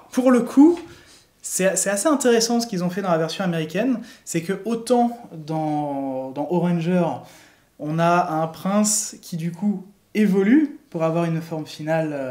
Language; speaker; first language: French; native; French